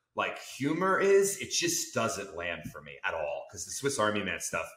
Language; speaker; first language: English; native; English